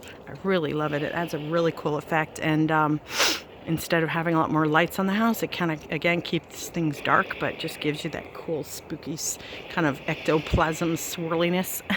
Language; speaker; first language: English; native; English